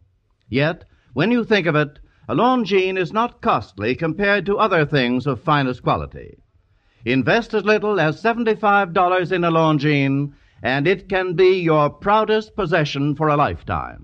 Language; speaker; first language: English; native; English